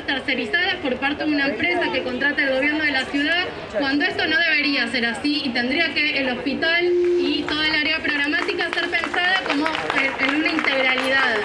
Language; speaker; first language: Spanish; native; Spanish